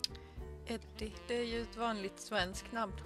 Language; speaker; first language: Swedish; native; Swedish